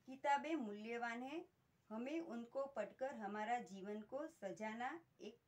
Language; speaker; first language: Hindi; non-native, local second language; Gujarati